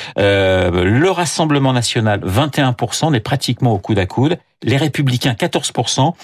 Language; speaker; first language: French; native; French